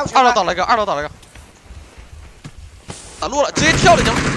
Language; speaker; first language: Chinese; native; Chinese